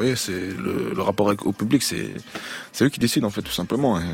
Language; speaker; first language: French; native; French